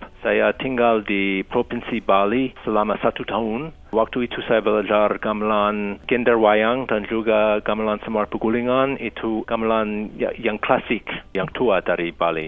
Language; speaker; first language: Indonesian; non-native, fluent; English